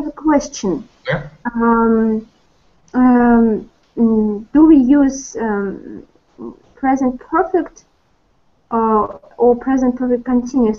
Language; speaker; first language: English; non-native, learner; Russian